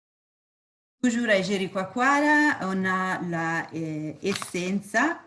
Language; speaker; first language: French; non-native, fluent; Portuguese